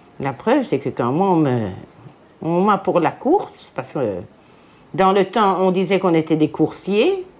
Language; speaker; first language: French; native; French